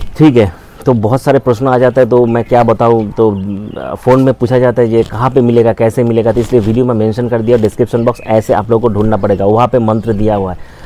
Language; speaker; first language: Hindi; non-native, local second language; Bangla